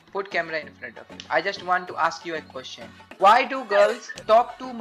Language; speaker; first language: English; non-native, local second language; Hindi